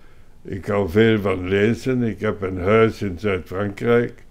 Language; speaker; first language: Dutch; non-native, local second language; French